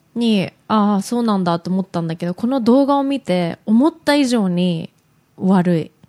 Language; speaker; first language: Japanese; early bilingual, heritage; Japanese